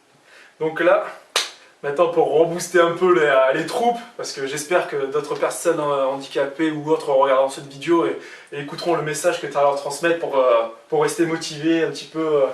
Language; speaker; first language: French; native; French